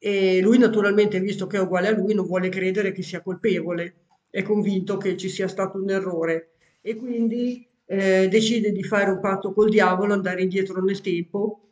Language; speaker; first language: Italian; native; Italian